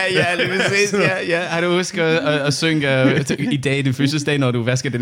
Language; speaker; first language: Danish; non-native, learner; English